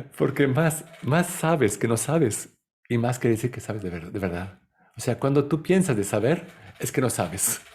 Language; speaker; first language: Spanish; non-native, fluent; Italian